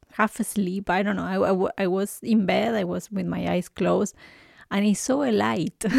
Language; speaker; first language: English; non-native, fluent; Spanish